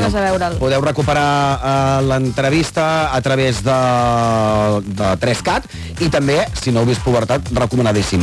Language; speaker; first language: Catalan; native; Catalan